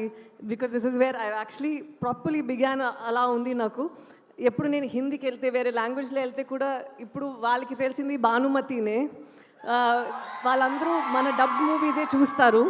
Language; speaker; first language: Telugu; non-native, local second language; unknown